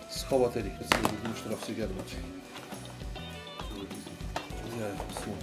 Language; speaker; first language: Albanian; native; Albanian